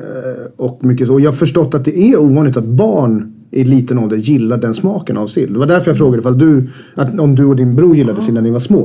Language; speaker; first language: Swedish; native; Swedish